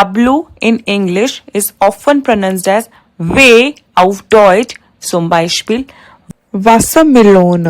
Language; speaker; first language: German; non-native, fluent; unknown